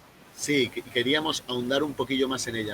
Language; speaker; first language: Spanish; native; Spanish